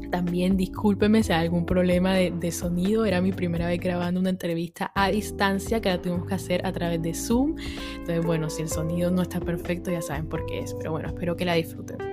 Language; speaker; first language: English; non-native, fluent; Spanish